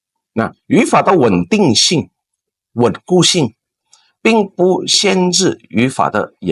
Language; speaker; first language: Chinese; non-native, fluent; Indonesian